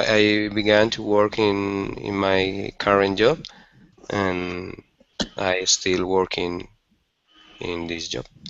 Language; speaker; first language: English; non-native, learner; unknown